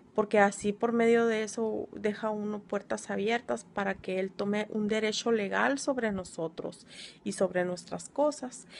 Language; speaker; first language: Spanish; native; Spanish